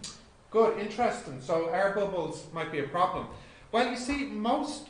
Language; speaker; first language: English; native; English